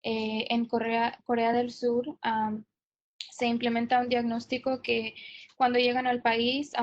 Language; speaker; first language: Spanish; non-native, fluent; English